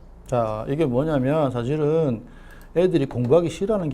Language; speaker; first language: Korean; native; Korean